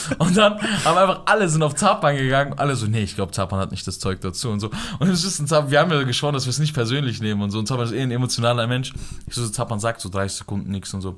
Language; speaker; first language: German; early bilingual, other home language; Persian